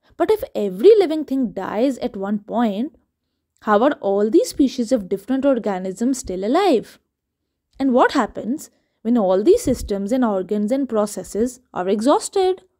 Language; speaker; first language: English; non-native, local second language; Urdu